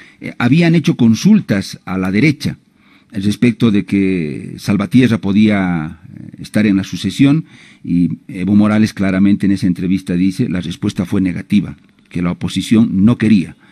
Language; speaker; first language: Spanish; native; Spanish